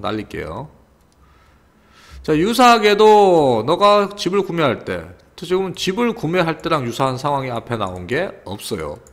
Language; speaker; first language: Korean; native; Korean